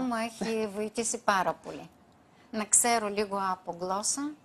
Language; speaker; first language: Greek; non-native, fluent; Bulgarian